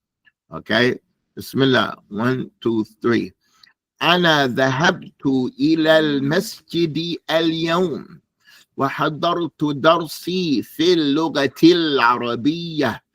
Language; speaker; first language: Arabic; non-native, fluent; English